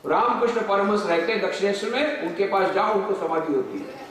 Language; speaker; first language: Hindi; non-native, local second language; Gujarati